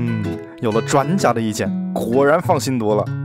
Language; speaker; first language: Chinese; native; Chinese